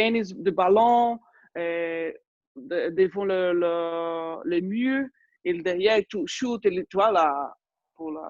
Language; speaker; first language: French; non-native, fluent; Portuguese